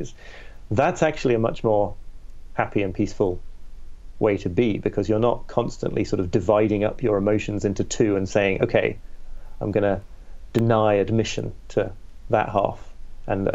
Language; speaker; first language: English; native; English